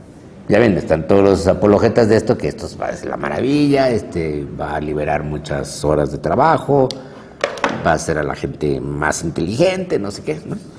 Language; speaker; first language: Spanish; native; Spanish